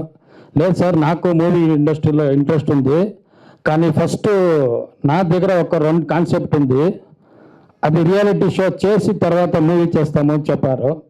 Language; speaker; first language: Telugu; non-native, local second language; Kannada